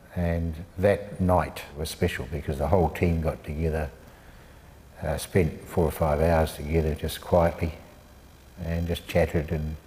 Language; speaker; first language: English; native; English